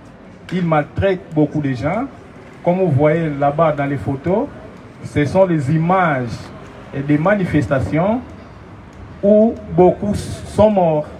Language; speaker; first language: French; non-native, fluent; Portuguese